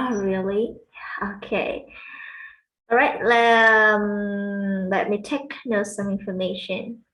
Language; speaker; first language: English; non-native, fluent; Vietnamese